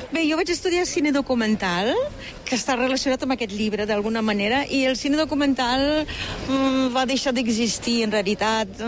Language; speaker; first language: Catalan; non-native, fluent; German